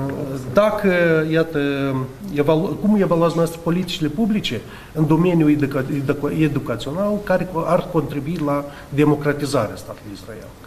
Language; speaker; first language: Romanian; native; Romanian